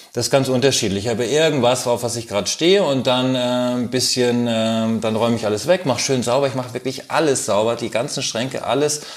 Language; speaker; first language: German; native; German